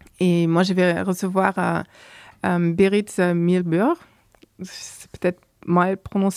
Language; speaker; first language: French; non-native, fluent; German